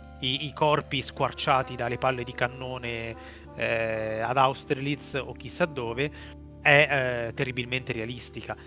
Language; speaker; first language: Italian; native; Italian